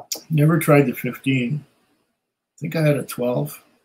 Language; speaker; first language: English; native; English